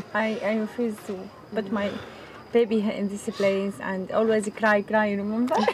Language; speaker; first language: English; non-native, learner; Arabic